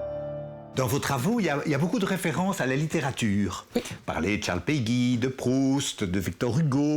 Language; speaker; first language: French; native; French